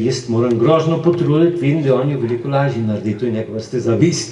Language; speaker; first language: Slovenian; early bilingual, heritage; Slovenian